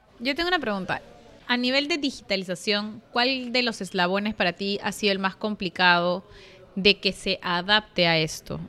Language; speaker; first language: Spanish; native; Spanish